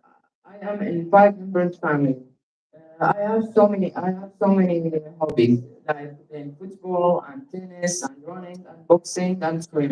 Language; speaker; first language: English; non-native, learner; Arabic